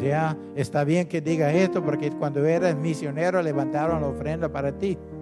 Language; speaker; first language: Spanish; non-native, fluent; English